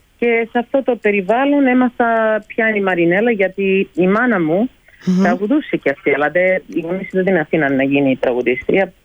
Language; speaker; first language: Greek; early bilingual, heritage; Greek